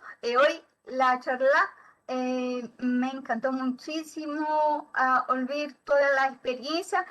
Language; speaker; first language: Spanish; non-native, learner; Portuguese